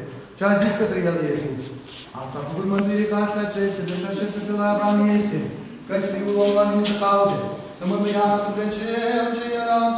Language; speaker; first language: Romanian; native; Romanian